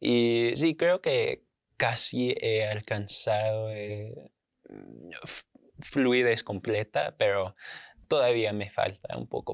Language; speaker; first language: Spanish; non-native, fluent; English